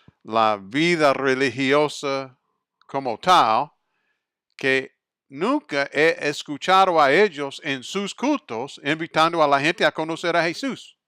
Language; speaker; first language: Spanish; non-native, fluent; English